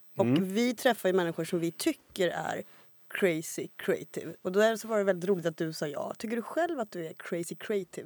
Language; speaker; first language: Swedish; native; Swedish